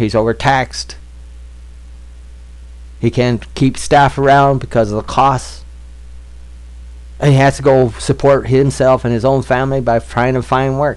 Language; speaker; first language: English; native; English